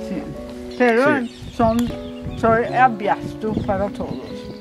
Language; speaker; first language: Spanish; non-native, learner; Norwegian